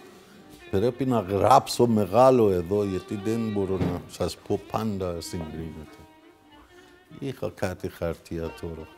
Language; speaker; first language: Greek; non-native, fluent; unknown